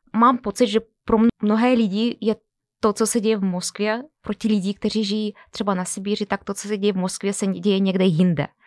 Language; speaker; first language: Czech; non-native, fluent; Russian